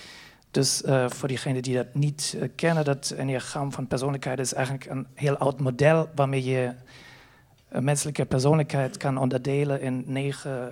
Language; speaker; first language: Dutch; non-native, fluent; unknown